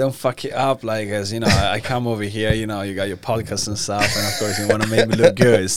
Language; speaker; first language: English; non-native, fluent; Italian